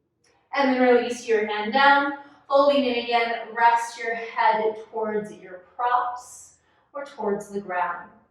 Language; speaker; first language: English; native; English